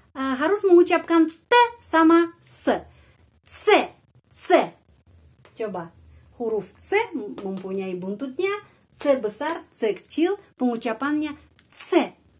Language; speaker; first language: Indonesian; non-native, fluent; Russian